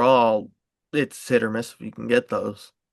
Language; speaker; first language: English; native; English